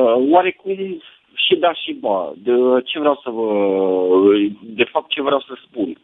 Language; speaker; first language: Romanian; native; Romanian